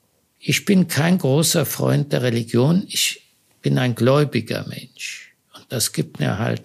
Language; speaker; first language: German; early bilingual, other home language; Hebrew